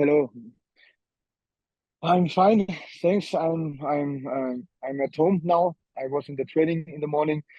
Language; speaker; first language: English; non-native, learner; German